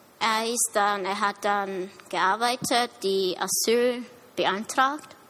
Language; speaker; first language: German; early bilingual, other home language; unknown